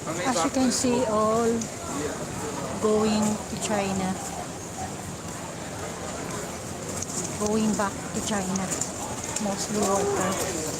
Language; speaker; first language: English; non-native, local second language; Filipino